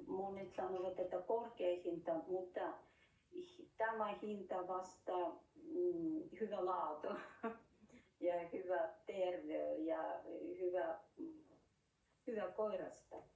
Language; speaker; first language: Finnish; non-native, learner; Russian